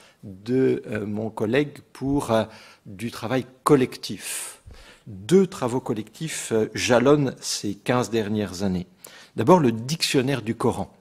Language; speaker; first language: French; native; French